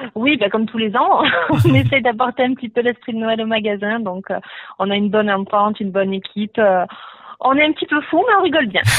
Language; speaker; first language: French; native; French